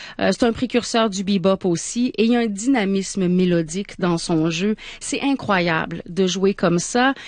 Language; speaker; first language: French; native; French